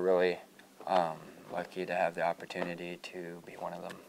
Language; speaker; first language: English; native; English